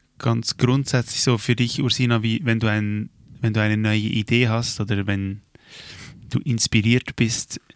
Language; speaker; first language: German; native; German